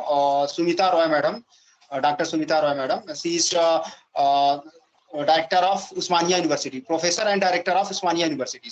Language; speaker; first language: English; non-native, learner; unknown